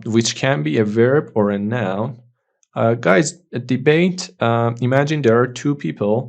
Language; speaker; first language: English; non-native, fluent; Persian